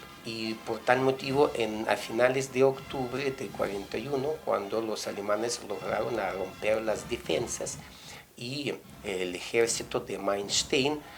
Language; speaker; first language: Spanish; non-native, fluent; Russian